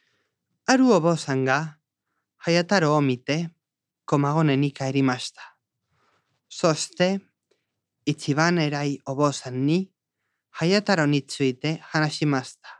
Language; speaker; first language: Japanese; non-native, learner; Spanish